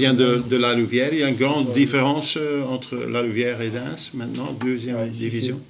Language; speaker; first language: French; non-native, local second language; Dutch